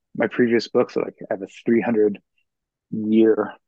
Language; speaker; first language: English; native; English